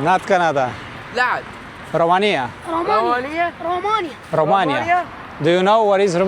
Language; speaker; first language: English; non-native, learner; Romanian